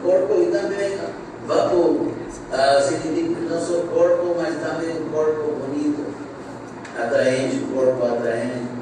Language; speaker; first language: Portuguese; non-native, fluent; English